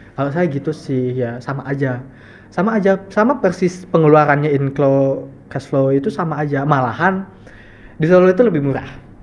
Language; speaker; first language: Indonesian; native; Indonesian